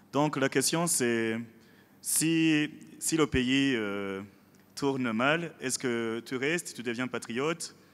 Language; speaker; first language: French; non-native, local second language; Rundi